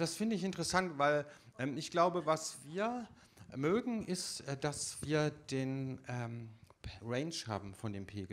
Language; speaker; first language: German; native; German